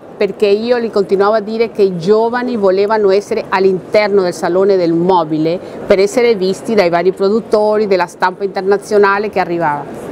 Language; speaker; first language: Italian; non-native, fluent; Spanish